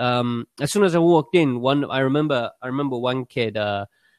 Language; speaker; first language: English; early bilingual, other home language; Chinese